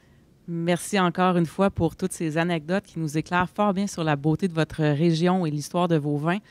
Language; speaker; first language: French; native; French